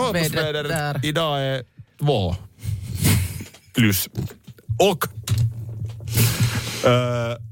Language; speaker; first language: Swedish; non-native, learner; Finnish